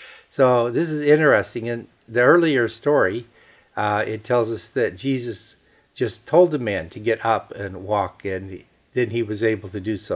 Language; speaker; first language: English; native; English